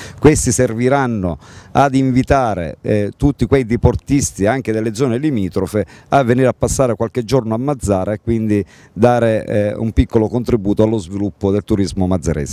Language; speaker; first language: Italian; native; Italian